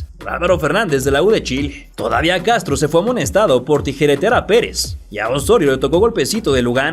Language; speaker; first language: Spanish; native; Spanish